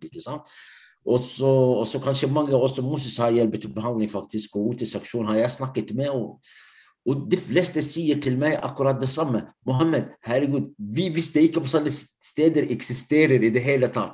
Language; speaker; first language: Norwegian; non-native, fluent; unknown